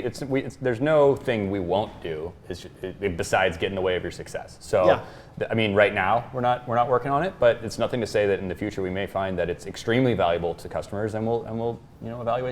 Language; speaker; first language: English; native; English